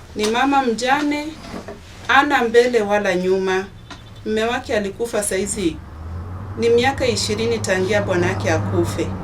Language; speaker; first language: Swahili; non-native, local second language; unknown